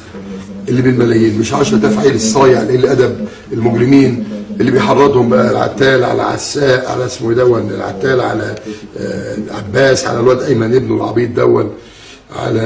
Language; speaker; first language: Arabic; native; Arabic